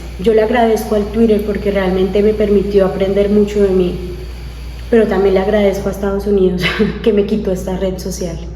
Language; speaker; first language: Spanish; native; Spanish